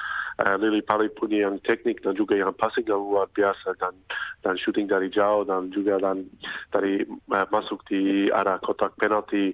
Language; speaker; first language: Indonesian; non-native, fluent; English